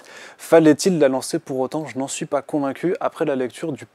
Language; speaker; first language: French; native; French